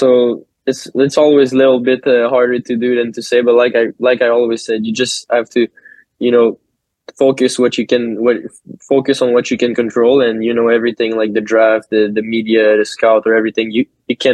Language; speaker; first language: English; native; English